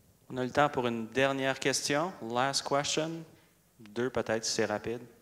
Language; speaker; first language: French; native; French